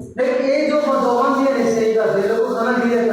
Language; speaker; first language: Hindi; non-native, learner; Bangla